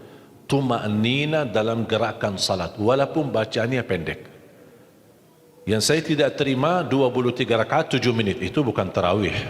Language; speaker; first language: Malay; non-native, fluent; Arabic